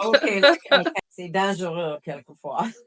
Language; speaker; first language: French; non-native, fluent; English